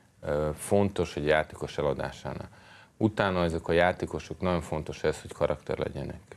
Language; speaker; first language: Hungarian; non-native, fluent; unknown